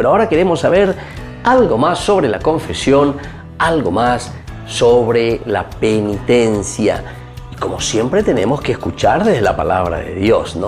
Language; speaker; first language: Spanish; native; Spanish